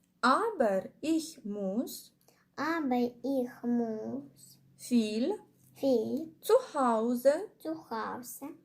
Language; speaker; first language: German; non-native, fluent; Ukrainian